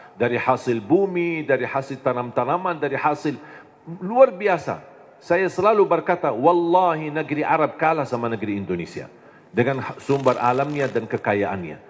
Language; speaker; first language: Indonesian; non-native, fluent; Arabic